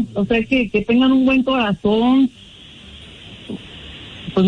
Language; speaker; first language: Spanish; native; Spanish